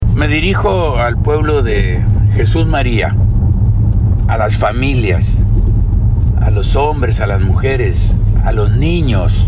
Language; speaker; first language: Spanish; native; Spanish